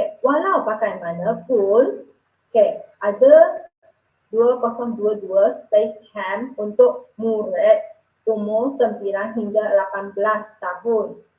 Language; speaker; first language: Malay; non-native, local second language; Chinese